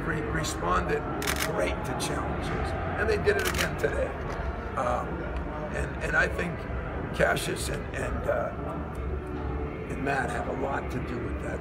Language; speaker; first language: English; native; English